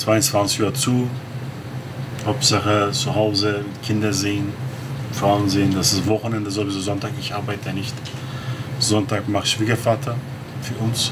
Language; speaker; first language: German; non-native, learner; Turkish